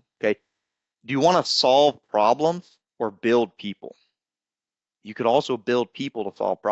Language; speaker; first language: English; native; English